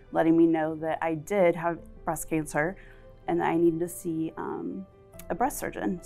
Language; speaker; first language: English; native; English